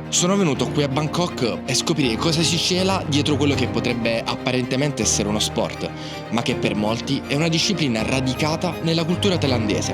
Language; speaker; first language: Italian; native; Italian